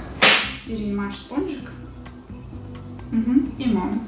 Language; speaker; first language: Russian; native; Russian